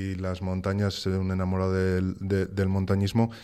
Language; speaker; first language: Spanish; native; Spanish